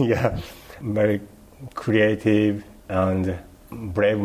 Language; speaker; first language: English; non-native, learner; Japanese